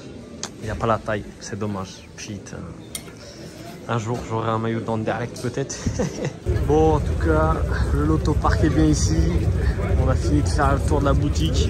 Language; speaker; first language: French; native; French